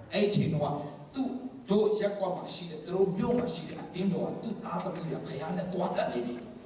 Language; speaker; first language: Burmese; non-native, local second language; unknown